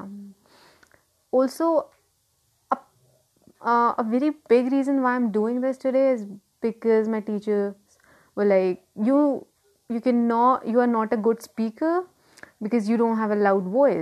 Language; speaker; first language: English; non-native, local second language; Hindi